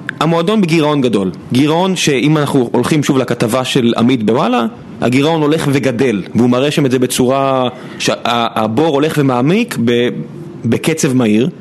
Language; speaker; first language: Hebrew; native; Hebrew